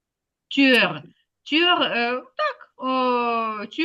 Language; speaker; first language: French; non-native, fluent; Ukrainian